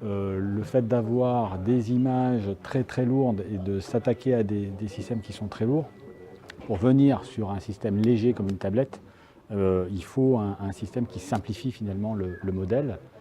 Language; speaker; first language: French; native; French